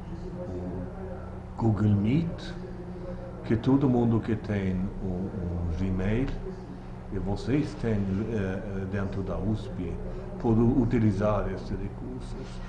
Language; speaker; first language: Portuguese; non-native, learner; Swedish